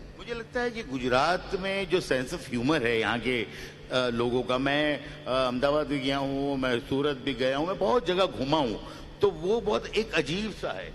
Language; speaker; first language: Hindi; native; Hindi